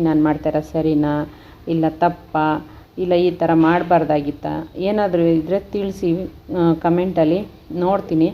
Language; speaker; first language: Kannada; native; Kannada